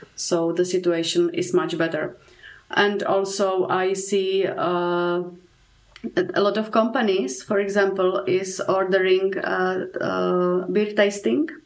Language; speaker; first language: English; non-native, fluent; Czech